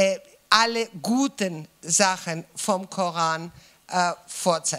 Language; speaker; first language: German; non-native, fluent; Greek